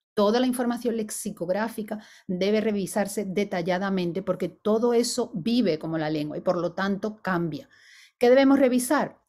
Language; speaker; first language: Spanish; native; Spanish